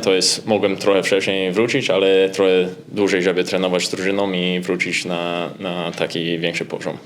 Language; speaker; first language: Polish; early bilingual, heritage; Polish